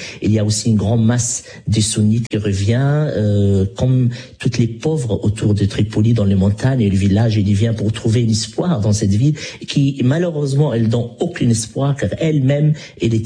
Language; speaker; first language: French; non-native, local second language; Arabic